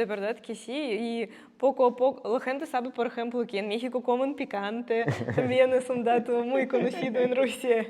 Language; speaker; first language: Spanish; non-native, fluent; Russian